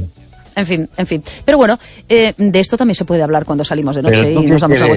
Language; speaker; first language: Spanish; native; Spanish